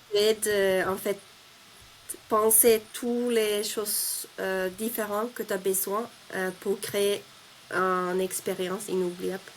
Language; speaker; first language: French; non-native, fluent; Finnish